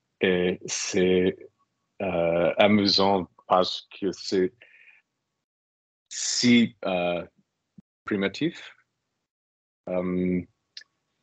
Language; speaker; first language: French; non-native, learner; English